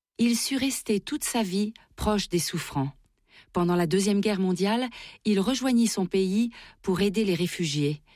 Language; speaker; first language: French; native; French